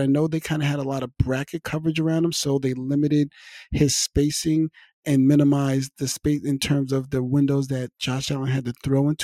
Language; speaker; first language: English; native; English